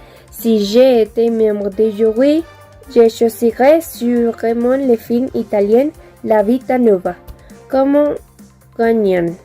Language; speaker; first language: French; non-native, learner; Spanish